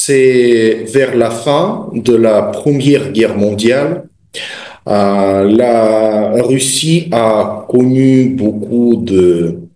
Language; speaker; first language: French; non-native, fluent; Russian